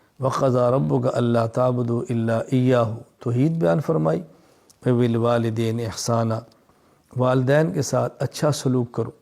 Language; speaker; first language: Urdu; non-native, local second language; Punjabi